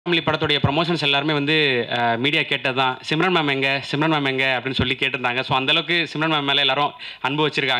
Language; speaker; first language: Tamil; native; Tamil